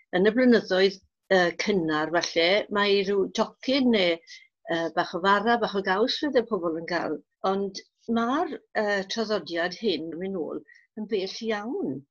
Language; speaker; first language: Welsh; native; Welsh